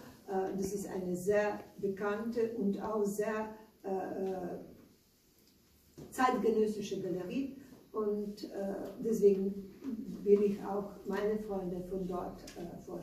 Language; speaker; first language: German; non-native, learner; Slovenian